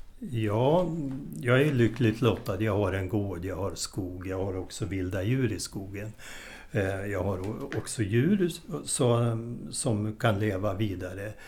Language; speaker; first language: Swedish; native; Swedish